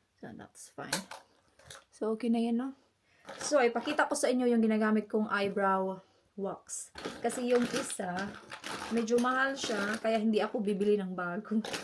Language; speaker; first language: Filipino; non-native, local second language; Cebuano